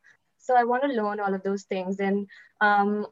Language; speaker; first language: English; non-native, local second language; Hindi